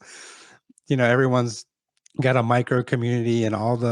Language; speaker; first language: English; native; English